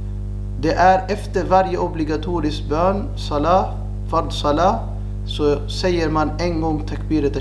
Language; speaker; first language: Swedish; non-native, fluent; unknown